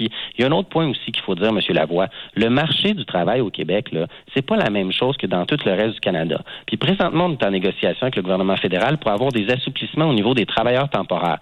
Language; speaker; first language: French; native; French